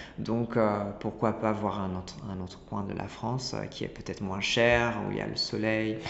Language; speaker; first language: French; non-native, fluent; Italian